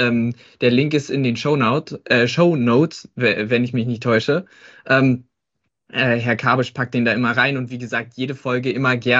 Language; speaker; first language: German; native; German